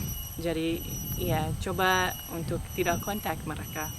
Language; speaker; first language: Indonesian; non-native, fluent; English